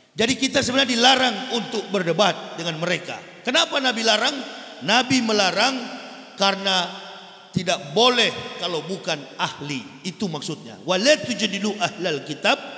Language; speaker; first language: Indonesian; native; Indonesian